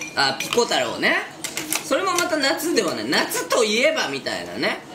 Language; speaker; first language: Japanese; native; Japanese